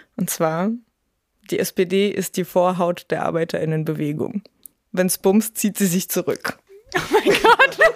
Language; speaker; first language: German; early bilingual, other home language; Russian